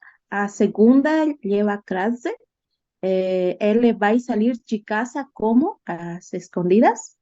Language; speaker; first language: Portuguese; non-native, learner; Spanish